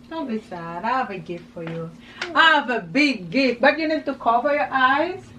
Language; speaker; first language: English; non-native, learner; Haitian Creole